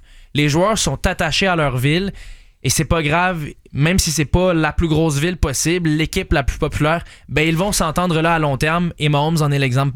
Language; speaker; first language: French; native; French